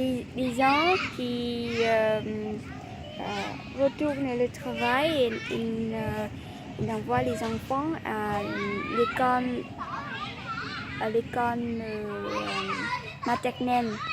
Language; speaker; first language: French; non-native, learner; Vietnamese